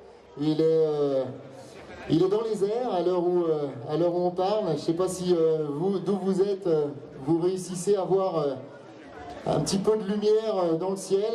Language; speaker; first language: French; native; French